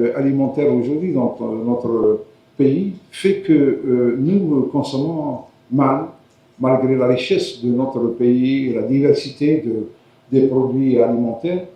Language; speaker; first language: French; non-native, local second language; Arabic